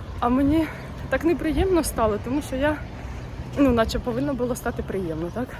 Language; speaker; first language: Ukrainian; non-native, local second language; Russian